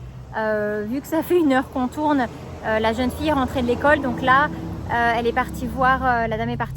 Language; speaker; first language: French; native; French